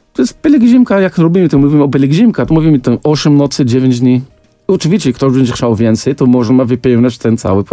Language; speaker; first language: Polish; non-native, fluent; Arabic